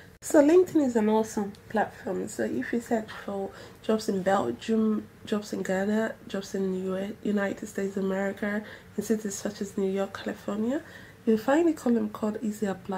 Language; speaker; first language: English; non-native, local second language; Igbo